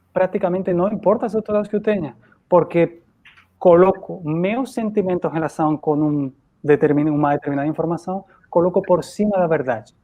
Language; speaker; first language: Portuguese; non-native, fluent; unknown